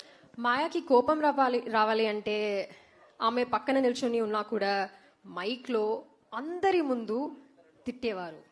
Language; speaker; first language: Telugu; non-native, learner; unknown